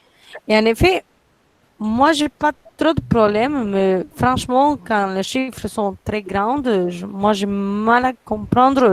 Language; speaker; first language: French; non-native, fluent; Spanish